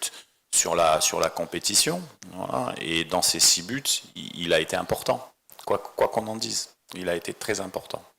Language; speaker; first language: French; native; French